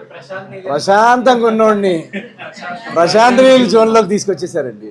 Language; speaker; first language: Telugu; native; Telugu